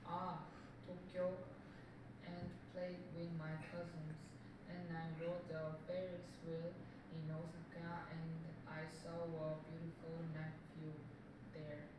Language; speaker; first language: English; non-native, learner; Korean